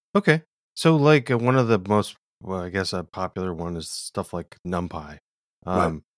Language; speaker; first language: English; native; English